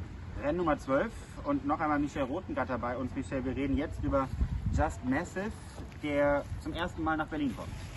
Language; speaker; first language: German; native; German